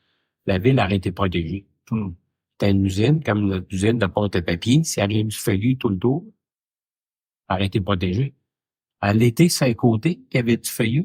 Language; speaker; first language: French; native; French